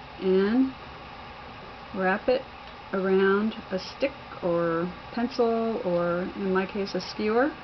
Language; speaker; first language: English; native; English